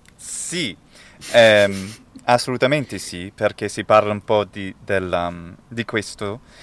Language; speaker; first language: Italian; non-native, fluent; English